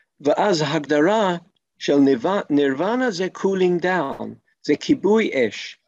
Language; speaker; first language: Hebrew; non-native, fluent; English